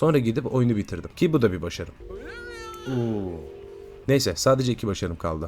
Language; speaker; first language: Turkish; native; Turkish